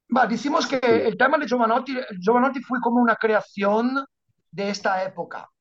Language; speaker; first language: Spanish; non-native, fluent; Italian